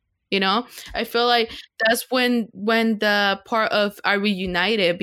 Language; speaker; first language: English; non-native, fluent; Spanish